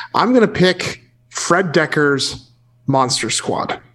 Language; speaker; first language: English; native; English